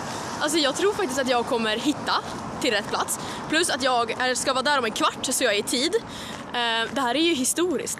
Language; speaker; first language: Swedish; native; Swedish